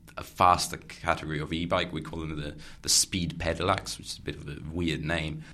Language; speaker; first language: English; non-native, fluent; Catalan